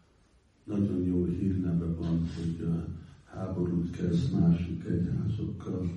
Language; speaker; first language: Hungarian; non-native, learner; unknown